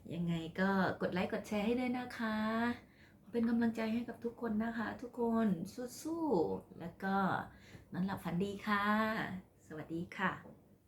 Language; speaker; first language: Thai; non-native, local second language; Khmer